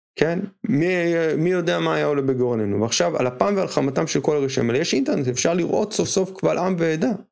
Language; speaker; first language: Hebrew; native; Hebrew